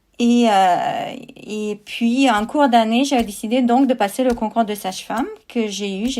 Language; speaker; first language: French; non-native, fluent; Russian